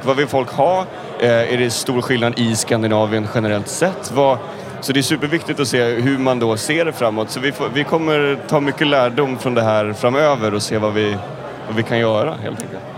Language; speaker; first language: Swedish; native; Swedish